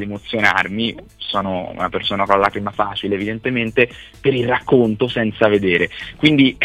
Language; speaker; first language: Italian; native; Italian